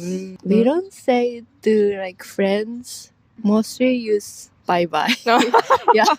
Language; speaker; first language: English; non-native, fluent; Japanese